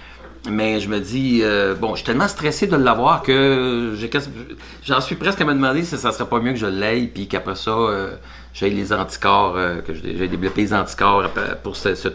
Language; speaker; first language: French; native; French